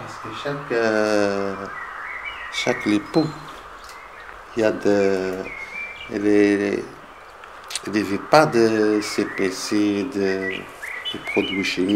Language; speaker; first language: French; non-native, learner; Arabic